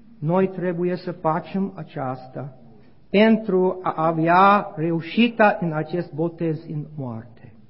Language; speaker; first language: Romanian; non-native, learner; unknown